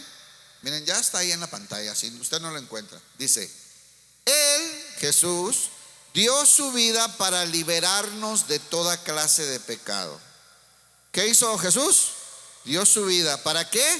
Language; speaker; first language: Spanish; native; Spanish